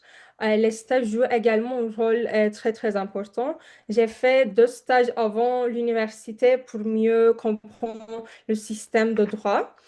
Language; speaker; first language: French; non-native, fluent; Turkish